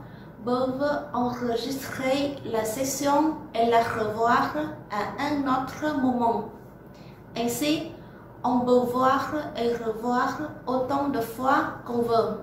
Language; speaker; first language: French; non-native, learner; Vietnamese